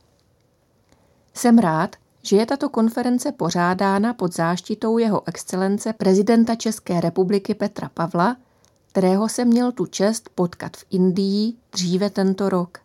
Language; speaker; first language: Czech; native; Czech